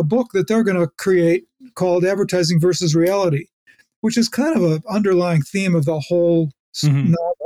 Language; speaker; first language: English; native; English